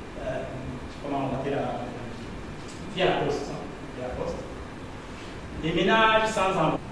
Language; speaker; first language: French; non-native, local second language; Rundi